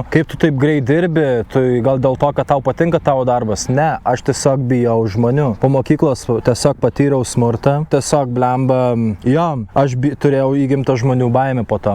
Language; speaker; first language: Lithuanian; non-native, local second language; Russian